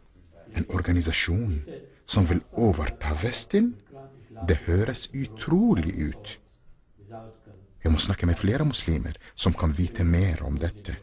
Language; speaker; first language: Norwegian; non-native, fluent; Arabic